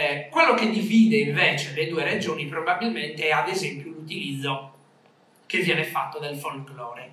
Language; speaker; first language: Italian; native; Italian